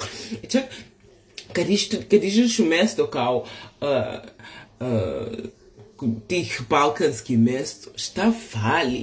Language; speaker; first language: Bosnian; non-native, learner; Slovenian